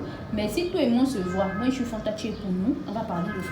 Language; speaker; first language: French; non-native, local second language; Fang